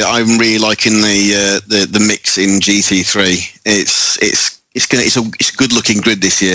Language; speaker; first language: English; native; English